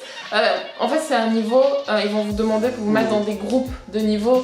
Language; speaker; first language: French; early bilingual, other home language; English